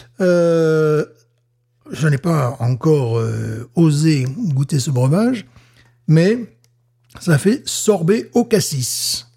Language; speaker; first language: French; native; French